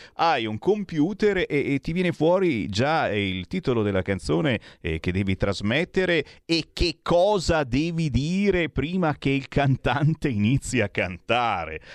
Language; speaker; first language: Italian; native; Italian